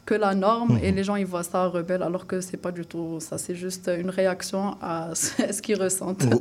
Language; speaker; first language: French; non-native, local second language; Arabic